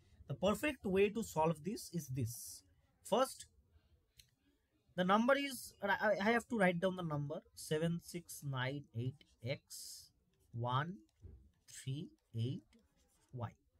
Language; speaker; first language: English; non-native, local second language; Bangla